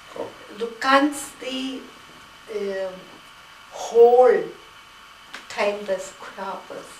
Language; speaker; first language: German; non-native, fluent; Gujarati